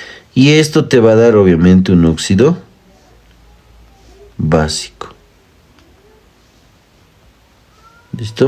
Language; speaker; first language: Spanish; native; Spanish